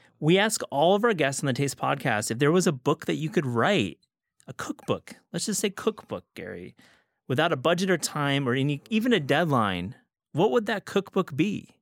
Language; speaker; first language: English; native; English